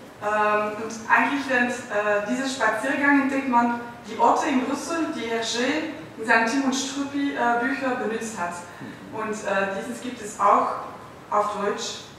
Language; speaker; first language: German; non-native, fluent; Dutch